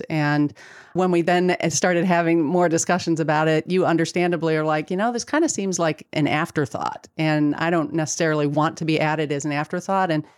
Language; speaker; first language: English; native; English